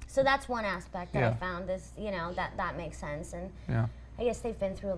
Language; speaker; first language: English; native; English